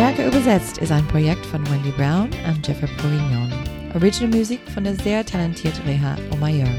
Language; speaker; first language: German; non-native, learner; English